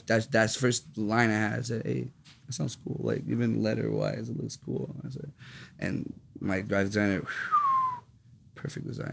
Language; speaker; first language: English; native; English